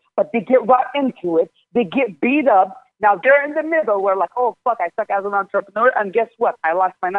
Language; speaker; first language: English; non-native, fluent; Arabic